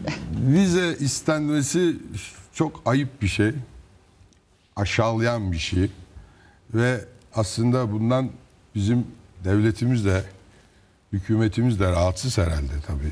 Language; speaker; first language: Turkish; native; Turkish